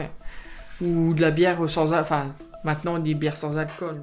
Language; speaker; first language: French; native; French